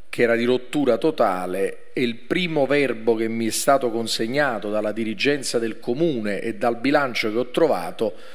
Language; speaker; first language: Italian; native; Italian